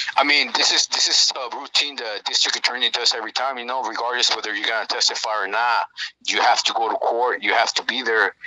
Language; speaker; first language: English; native; English